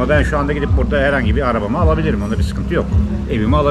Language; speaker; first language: Turkish; native; Turkish